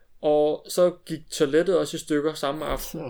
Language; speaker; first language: Danish; native; Danish